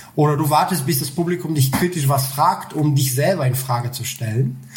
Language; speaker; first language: German; non-native, fluent; Bulgarian